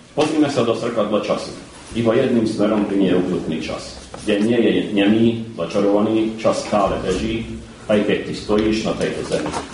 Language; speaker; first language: Slovak; early bilingual, heritage; Slovak